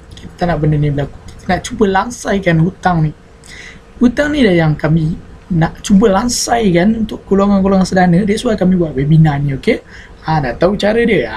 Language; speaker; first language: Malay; native; Malay